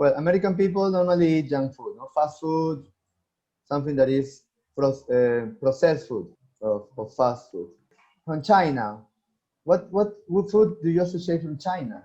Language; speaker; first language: English; non-native, fluent; Spanish